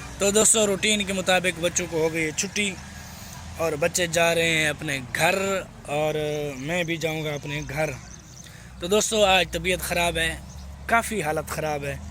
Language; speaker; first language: Urdu; non-native, local second language; Saraiki